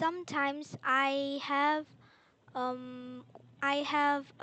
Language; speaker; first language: English; non-native, learner; Korean